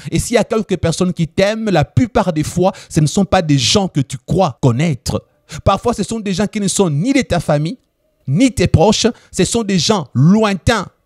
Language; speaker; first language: French; non-native, local second language; Lingala